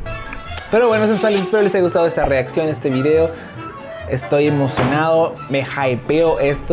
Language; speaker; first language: Spanish; native; Spanish